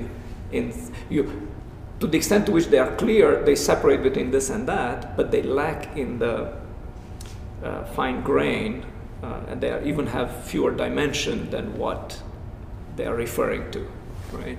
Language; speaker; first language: English; non-native, fluent; Romanian